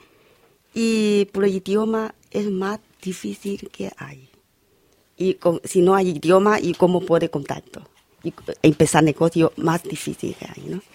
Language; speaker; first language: Spanish; non-native, learner; Chinese